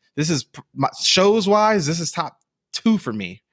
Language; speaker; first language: English; native; English